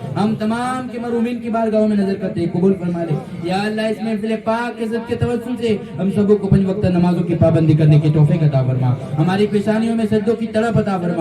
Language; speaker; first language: Urdu; native; Urdu